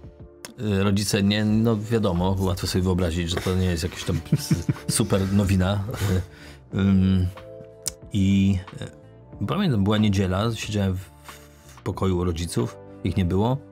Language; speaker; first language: Polish; native; Polish